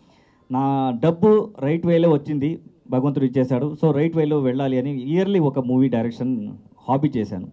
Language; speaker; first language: Telugu; non-native, learner; Kannada